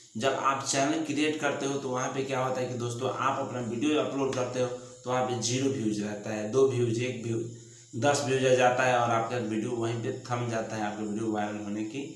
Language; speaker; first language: Hindi; native; Hindi